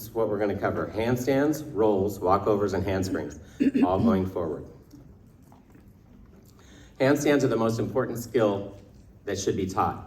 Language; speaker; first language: English; native; English